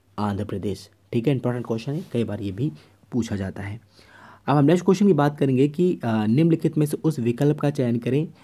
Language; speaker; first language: Hindi; native; Hindi